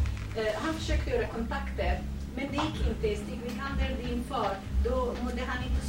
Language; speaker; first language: Swedish; non-native, fluent; Kurdish